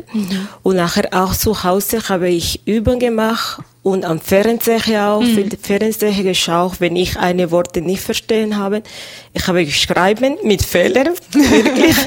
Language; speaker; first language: German; non-native, learner; Spanish